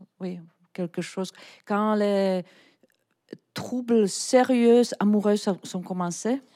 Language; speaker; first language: French; non-native, fluent; Czech